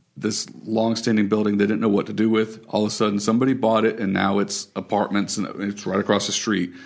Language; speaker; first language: English; native; English